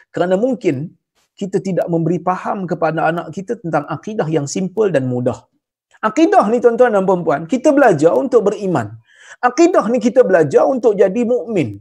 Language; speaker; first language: Malay; native; Malay